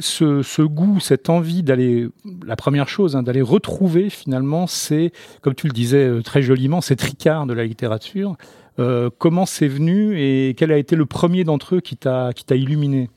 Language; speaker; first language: French; native; French